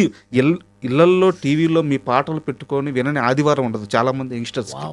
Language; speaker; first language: Telugu; native; Telugu